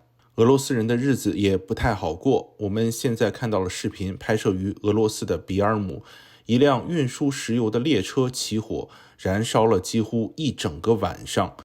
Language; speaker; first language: Chinese; native; Chinese